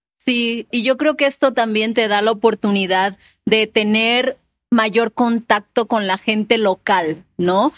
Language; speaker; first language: Spanish; native; Spanish